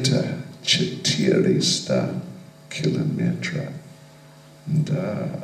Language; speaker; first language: Russian; non-native, learner; English